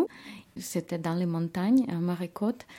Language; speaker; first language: French; non-native, learner; Ukrainian